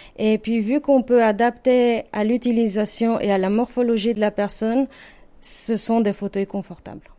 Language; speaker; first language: French; non-native, fluent; Spanish